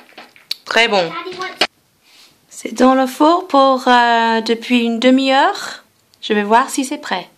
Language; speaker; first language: French; non-native, fluent; English